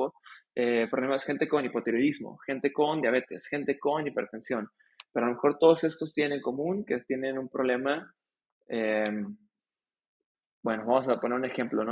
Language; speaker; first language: Spanish; native; Spanish